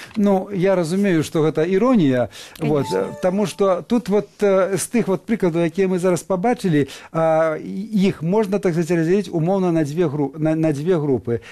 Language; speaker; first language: Belarusian; native; Belarusian